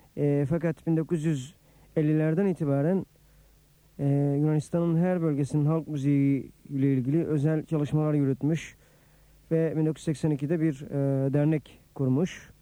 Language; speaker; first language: Turkish; native; Turkish